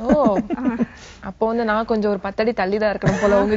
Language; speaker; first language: Tamil; native; Tamil